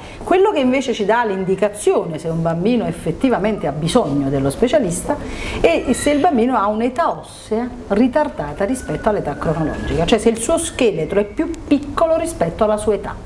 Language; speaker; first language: Italian; native; Italian